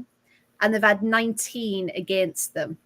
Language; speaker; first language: English; native; English